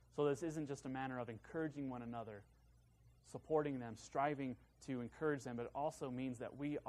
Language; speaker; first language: English; native; English